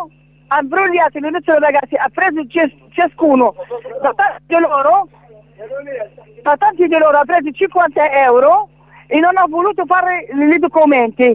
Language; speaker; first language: Italian; non-native, fluent; Arabic